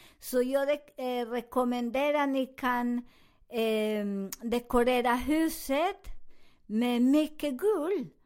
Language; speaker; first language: Swedish; non-native, fluent; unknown